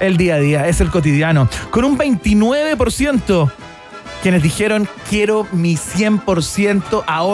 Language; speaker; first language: Spanish; native; Spanish